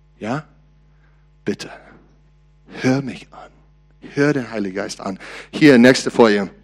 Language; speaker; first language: German; non-native, learner; English